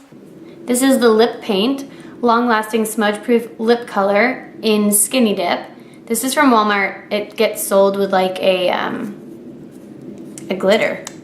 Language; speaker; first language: English; native; English